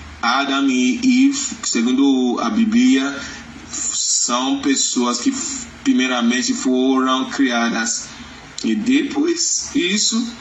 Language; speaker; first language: Portuguese; non-native, learner; Yoruba